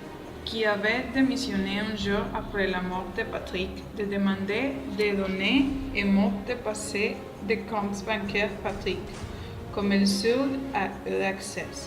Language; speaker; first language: French; non-native, learner; Spanish